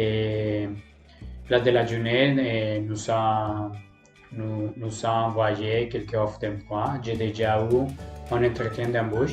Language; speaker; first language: French; non-native, fluent; Spanish